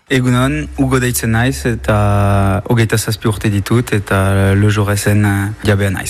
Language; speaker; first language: Basque; non-native, local second language; French